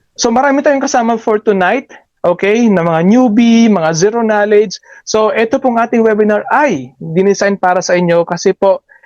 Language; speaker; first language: Filipino; native; Filipino